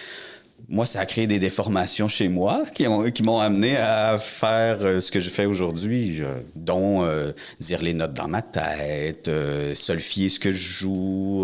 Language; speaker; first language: French; native; French